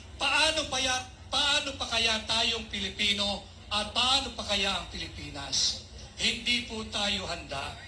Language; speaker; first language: Filipino; native; Filipino